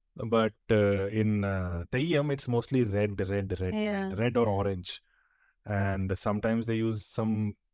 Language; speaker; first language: English; non-native, local second language; Tulu